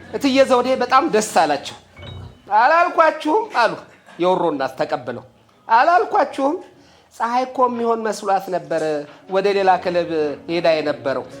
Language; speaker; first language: Amharic; native; Amharic